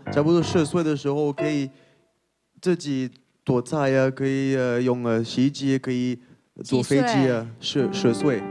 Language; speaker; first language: Chinese; non-native, fluent; French